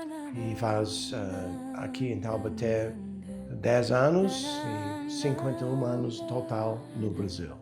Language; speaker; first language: Portuguese; non-native, fluent; English